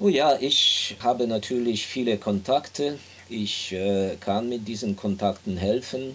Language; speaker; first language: German; non-native, fluent; Ukrainian